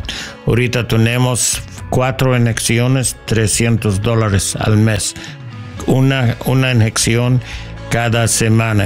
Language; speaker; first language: Spanish; non-native, learner; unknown